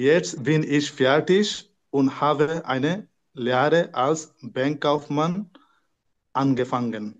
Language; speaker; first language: German; non-native, learner; Bangla